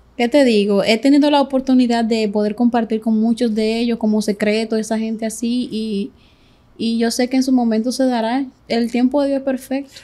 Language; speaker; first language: Spanish; native; Spanish